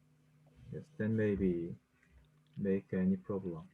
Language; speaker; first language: English; non-native, learner; Korean